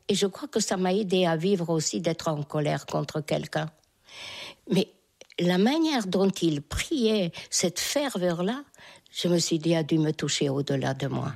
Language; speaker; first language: French; non-native, fluent; Hungarian